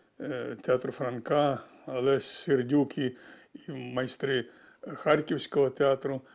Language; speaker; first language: Ukrainian; native; Ukrainian